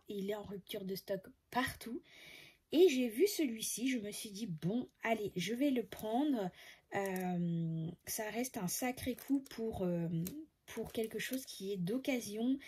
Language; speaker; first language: French; native; French